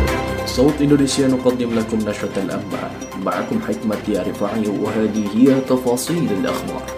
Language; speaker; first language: Arabic; non-native, fluent; Indonesian